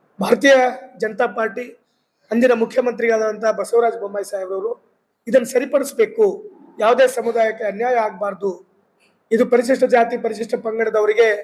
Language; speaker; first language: Kannada; non-native, local second language; Lambadi